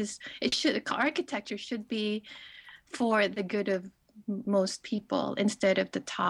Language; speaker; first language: English; early bilingual, other home language; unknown